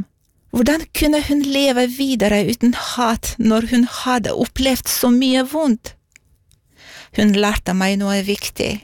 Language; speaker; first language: Norwegian; non-native, fluent; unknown